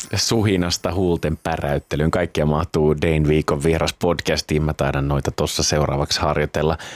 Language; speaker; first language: Finnish; native; Finnish